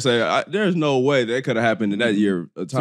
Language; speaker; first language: English; native; English